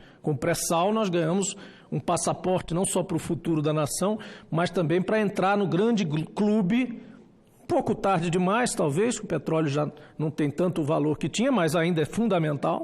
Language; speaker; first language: Portuguese; native; Portuguese